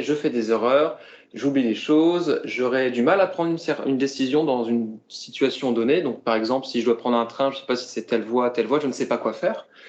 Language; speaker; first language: French; native; French